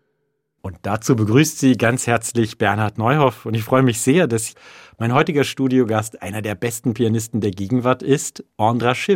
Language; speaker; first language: German; native; German